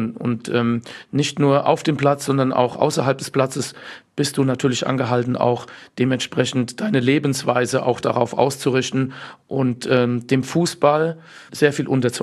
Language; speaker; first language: German; native; German